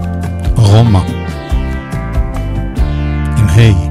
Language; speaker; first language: Hebrew; native; Hebrew